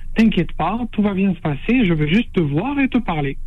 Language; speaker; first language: French; non-native, local second language; Arabic